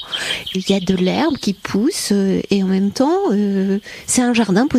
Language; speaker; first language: French; native; French